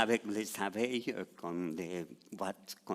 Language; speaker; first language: French; non-native, fluent; Spanish